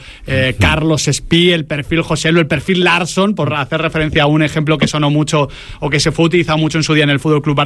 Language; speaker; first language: Spanish; native; Spanish